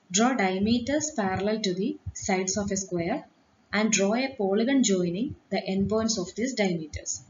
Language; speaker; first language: English; non-native, local second language; Malayalam